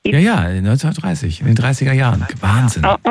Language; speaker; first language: German; native; German